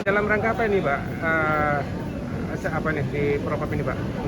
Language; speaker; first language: Indonesian; native; Indonesian